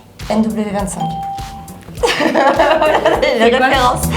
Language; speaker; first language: French; native; French